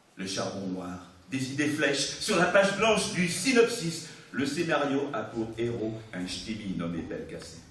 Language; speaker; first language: French; native; French